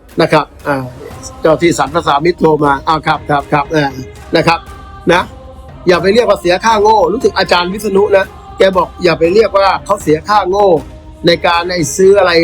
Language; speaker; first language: Thai; native; Thai